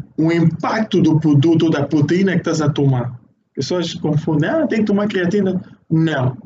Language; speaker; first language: Portuguese; native; Portuguese